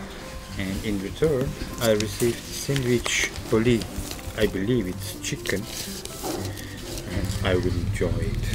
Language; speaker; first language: English; non-native, fluent; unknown